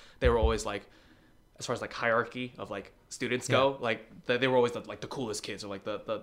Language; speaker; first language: English; early bilingual, other home language; Chinese